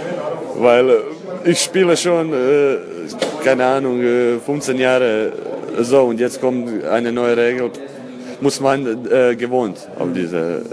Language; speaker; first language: German; non-native, fluent; Croatian